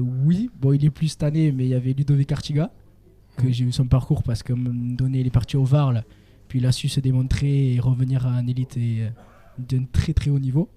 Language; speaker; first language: French; native; French